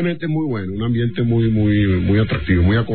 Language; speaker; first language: Spanish; native; Spanish